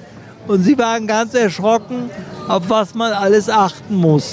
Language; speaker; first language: German; native; German